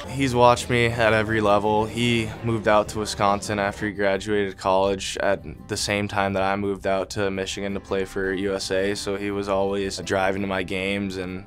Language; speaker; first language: English; native; English